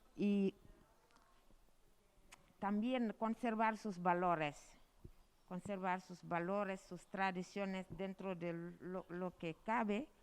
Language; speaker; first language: Spanish; non-native, fluent; Wolof